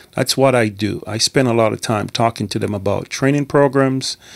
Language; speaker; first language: English; native; English